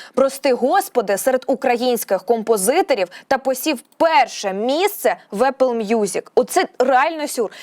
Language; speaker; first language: Ukrainian; native; Ukrainian